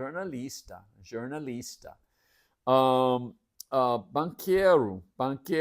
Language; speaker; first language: Portuguese; non-native, learner; English